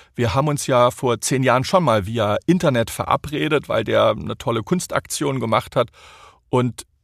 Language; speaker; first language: German; native; German